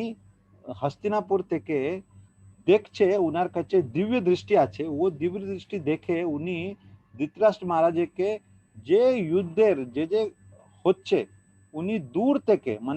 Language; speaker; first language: Bangla; non-native, learner; Hindi